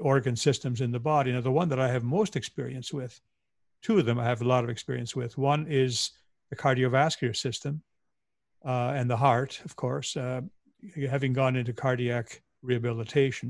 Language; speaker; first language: English; native; English